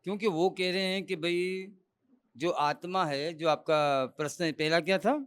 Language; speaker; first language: Urdu; non-native, local second language; Gujarati